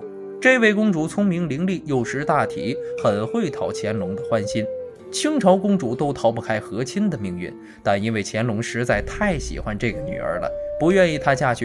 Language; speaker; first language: Chinese; native; Chinese